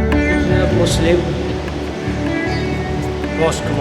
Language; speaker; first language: English; non-native, local second language; Hindi